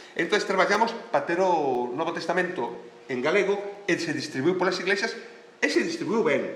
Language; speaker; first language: Galician; non-native, local second language; Spanish